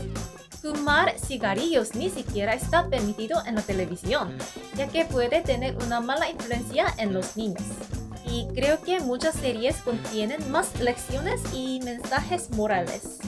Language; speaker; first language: Spanish; non-native, fluent; Korean